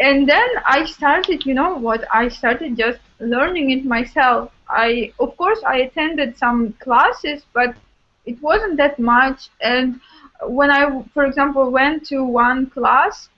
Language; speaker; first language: English; non-native, fluent; Russian